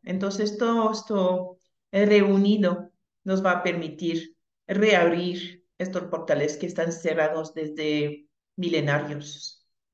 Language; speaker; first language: Spanish; non-native, fluent; French